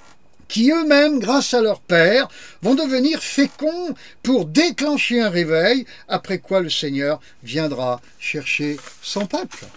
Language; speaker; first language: French; native; French